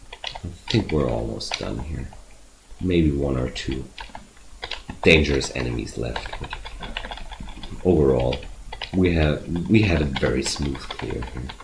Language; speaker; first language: English; non-native, fluent; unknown